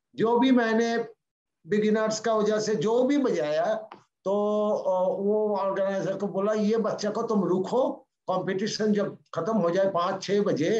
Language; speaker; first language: Hindi; non-native, local second language; Bangla